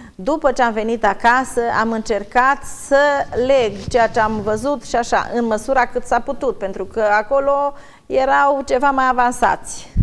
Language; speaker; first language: Romanian; native; Romanian